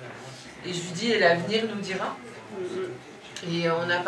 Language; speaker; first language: French; native; French